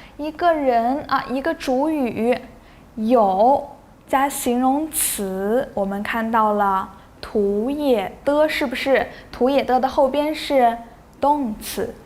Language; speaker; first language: Chinese; native; Chinese